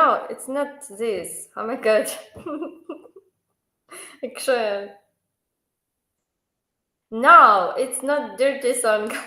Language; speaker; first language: English; non-native, learner; Ukrainian